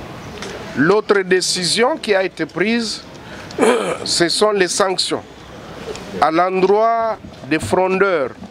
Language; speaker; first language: French; non-native, local second language; Lingala